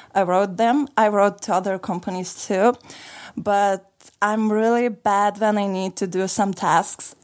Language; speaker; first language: English; non-native, fluent; Lithuanian